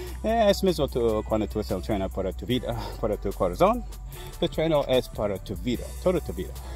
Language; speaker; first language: Spanish; non-native, learner; English